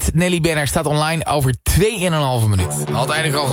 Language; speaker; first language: Dutch; native; Dutch